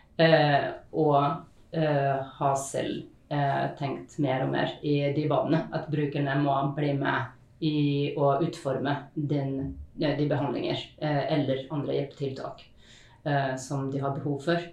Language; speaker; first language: Norwegian; non-native, fluent; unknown